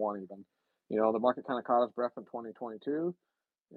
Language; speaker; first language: English; native; English